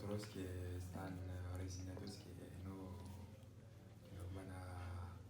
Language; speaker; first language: Spanish; non-native, learner; French